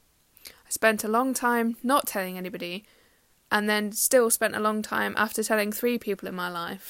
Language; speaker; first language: English; native; English